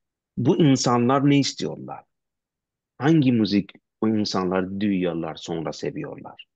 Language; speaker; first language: Turkish; non-native, learner; Persian